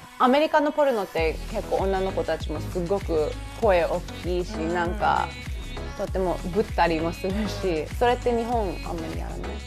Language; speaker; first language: Japanese; early bilingual, heritage; Japanese